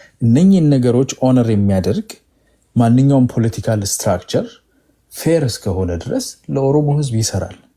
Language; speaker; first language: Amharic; non-native, local second language; Oromo